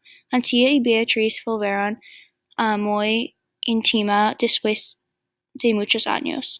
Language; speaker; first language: Spanish; non-native, learner; English